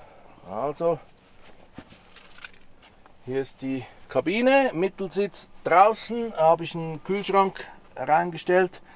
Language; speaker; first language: German; native; German